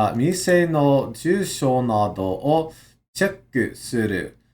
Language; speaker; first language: Japanese; non-native, learner; English